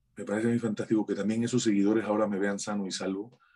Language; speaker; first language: Spanish; native; Spanish